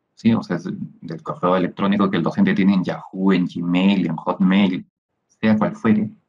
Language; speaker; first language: Spanish; native; Spanish